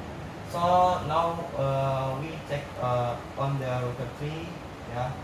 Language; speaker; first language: English; non-native, learner; Indonesian